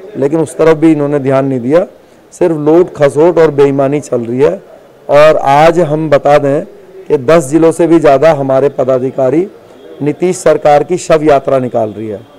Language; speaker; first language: Hindi; native; Hindi